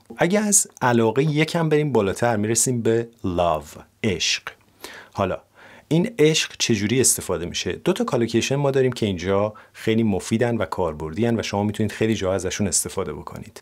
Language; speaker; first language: Persian; native; Persian